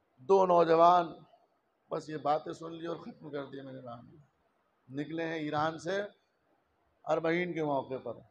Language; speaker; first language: Urdu; native; Urdu